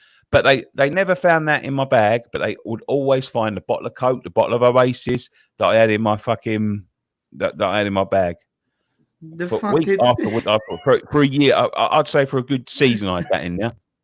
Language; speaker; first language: English; native; English